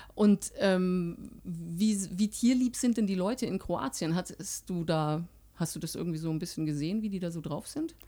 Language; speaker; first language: German; native; German